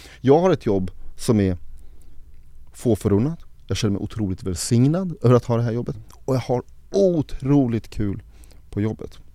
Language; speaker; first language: Swedish; early bilingual, other home language; Arabic